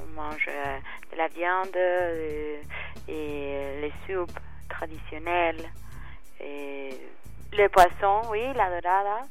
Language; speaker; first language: French; non-native, fluent; Spanish